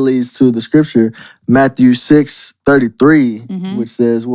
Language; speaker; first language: English; native; English